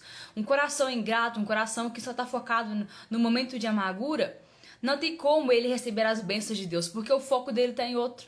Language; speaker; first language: Portuguese; native; Portuguese